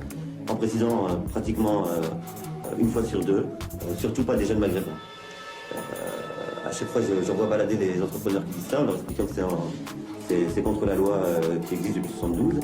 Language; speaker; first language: French; native; French